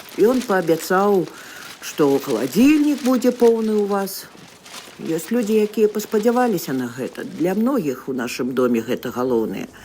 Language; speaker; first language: Belarusian; native; Belarusian